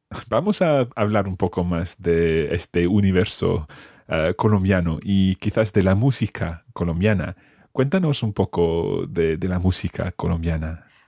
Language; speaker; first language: Spanish; non-native, fluent; English